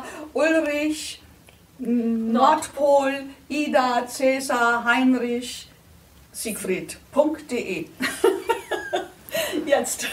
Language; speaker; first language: German; native; German